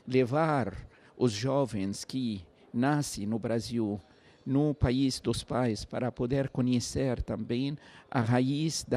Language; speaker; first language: Portuguese; non-native, fluent; Arabic